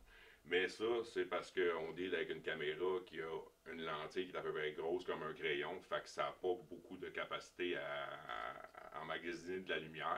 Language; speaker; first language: French; native; French